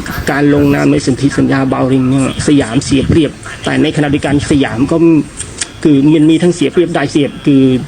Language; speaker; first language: Thai; non-native, fluent; Khmer